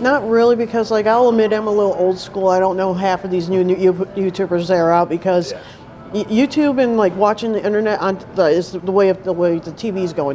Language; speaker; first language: English; native; English